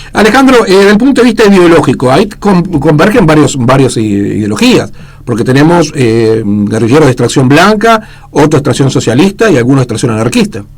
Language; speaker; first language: Spanish; native; Spanish